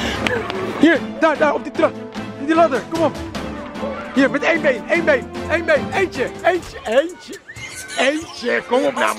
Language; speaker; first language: Dutch; native; Dutch